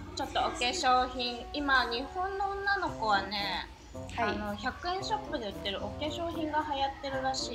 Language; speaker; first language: Japanese; native; Japanese